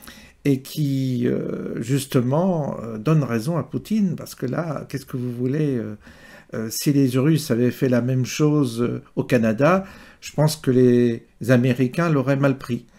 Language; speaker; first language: French; native; French